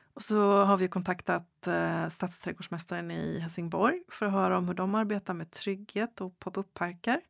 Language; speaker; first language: Swedish; native; Swedish